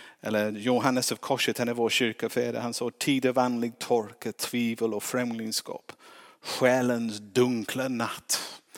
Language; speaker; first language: Swedish; non-native, fluent; English